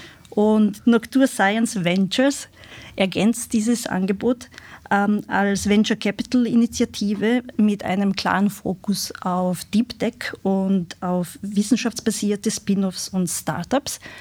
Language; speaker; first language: German; non-native, fluent; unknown